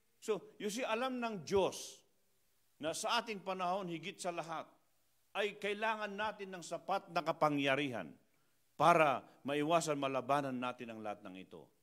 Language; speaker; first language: Filipino; non-native, local second language; Iloko